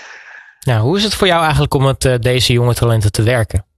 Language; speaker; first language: Dutch; native; Dutch